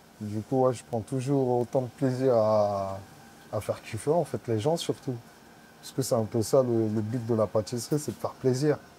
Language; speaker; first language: French; native; French